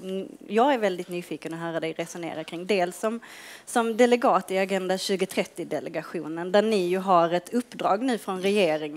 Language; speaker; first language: Swedish; native; Swedish